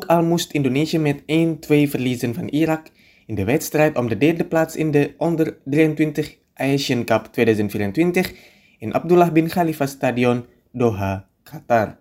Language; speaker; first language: Dutch; non-native, fluent; Indonesian